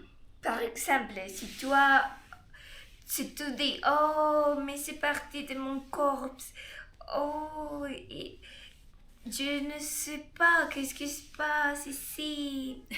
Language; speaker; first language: French; non-native, learner; Spanish